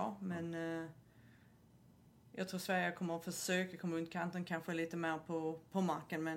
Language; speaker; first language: Swedish; non-native, fluent; English